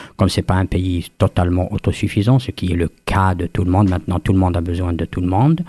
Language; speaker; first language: French; non-native, local second language; Kabyle